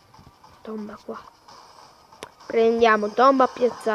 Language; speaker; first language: Italian; native; Italian